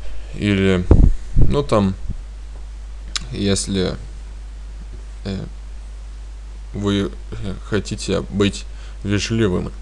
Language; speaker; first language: Russian; non-native, fluent; Lithuanian